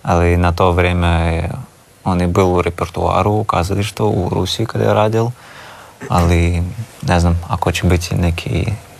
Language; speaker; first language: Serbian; non-native, learner; Russian